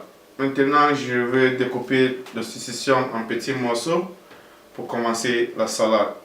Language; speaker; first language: French; non-native, fluent; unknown